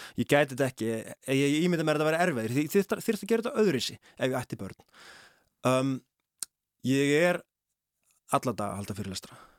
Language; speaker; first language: Icelandic; native; Icelandic